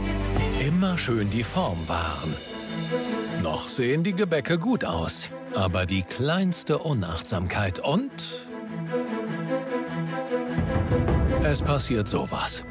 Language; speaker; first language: German; native; German